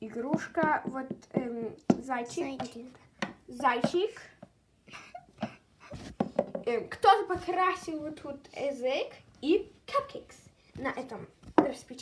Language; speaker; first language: Russian; early bilingual, heritage; Russian